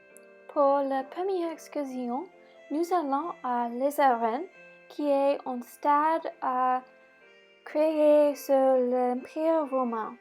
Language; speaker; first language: French; non-native, learner; English